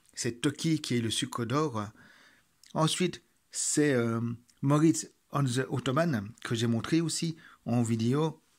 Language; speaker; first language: French; native; French